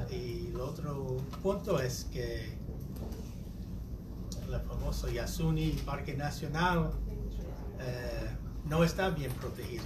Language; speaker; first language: Spanish; non-native, fluent; English